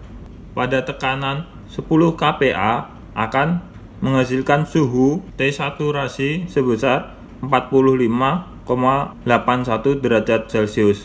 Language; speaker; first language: Indonesian; native; Indonesian